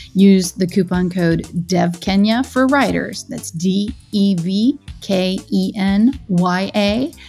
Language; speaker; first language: English; native; English